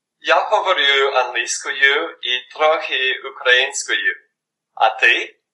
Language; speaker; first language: Ukrainian; non-native, learner; English